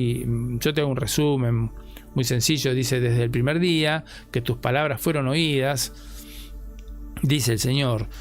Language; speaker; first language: Spanish; native; Spanish